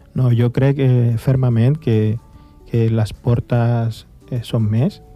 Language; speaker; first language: Catalan; non-native, fluent; Spanish